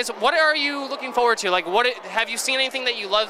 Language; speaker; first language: English; native; English